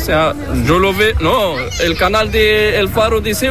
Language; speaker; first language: Spanish; non-native, learner; Arabic